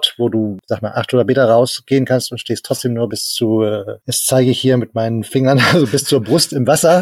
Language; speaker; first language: German; native; German